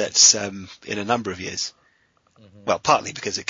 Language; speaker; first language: English; native; English